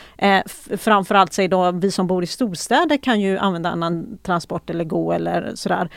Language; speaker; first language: Swedish; early bilingual, other home language; Persian